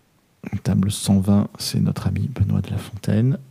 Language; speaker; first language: French; native; French